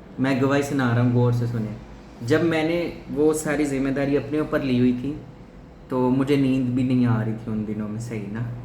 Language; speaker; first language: Urdu; non-native, local second language; Punjabi